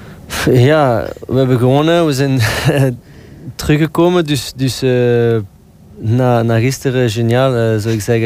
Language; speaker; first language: Dutch; non-native, local second language; French